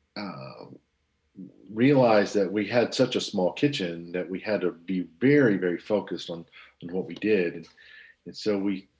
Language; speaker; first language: English; native; English